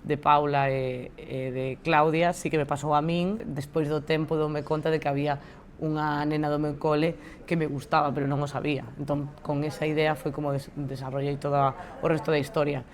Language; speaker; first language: Galician; non-native, local second language; Spanish